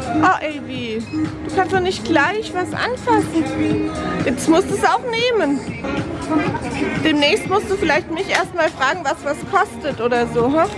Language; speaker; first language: German; native; German